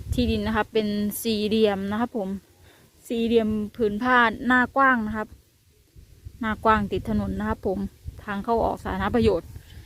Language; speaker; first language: Thai; native; Thai